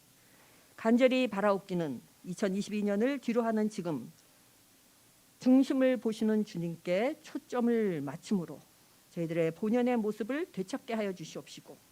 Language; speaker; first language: Korean; native; Korean